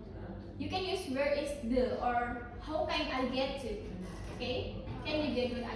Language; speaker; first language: English; non-native, fluent; Indonesian